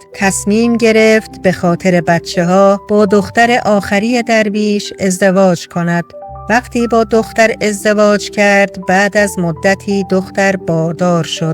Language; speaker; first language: Persian; native; Persian